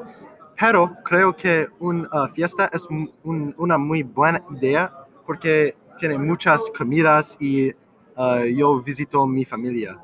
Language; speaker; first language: Spanish; non-native, learner; English